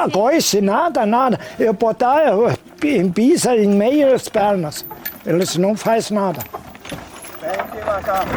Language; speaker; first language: Portuguese; non-native, local second language; German